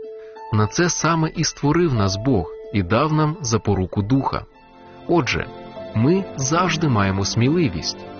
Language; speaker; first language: Ukrainian; native; Ukrainian